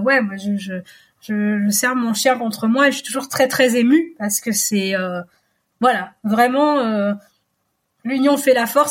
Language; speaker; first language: French; native; French